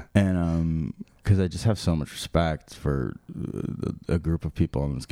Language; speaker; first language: English; native; English